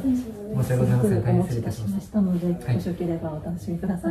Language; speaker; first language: Japanese; native; Japanese